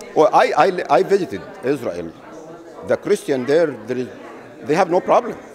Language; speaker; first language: English; non-native, fluent; Arabic